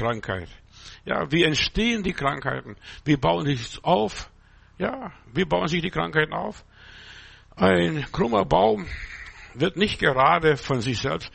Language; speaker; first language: German; native; German